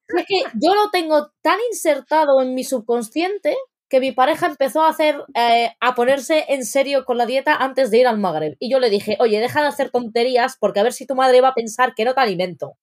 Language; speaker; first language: Spanish; early bilingual, other home language; Arabic